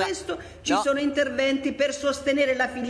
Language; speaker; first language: Italian; native; Italian